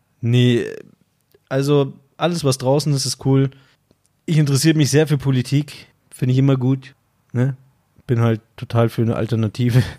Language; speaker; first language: German; native; German